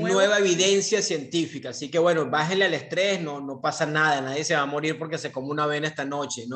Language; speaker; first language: Spanish; native; Spanish